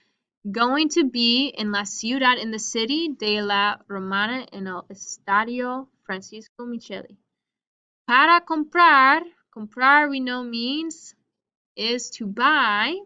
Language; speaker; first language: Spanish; non-native, fluent; English